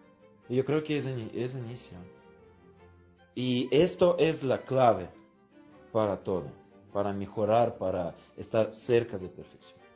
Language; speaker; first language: Spanish; non-native, fluent; Russian